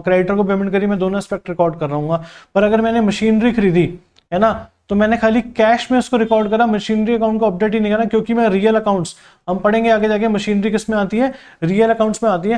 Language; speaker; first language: Hindi; native; Hindi